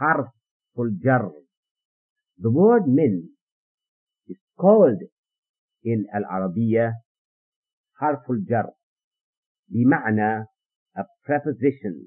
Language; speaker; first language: Arabic; non-native, fluent; English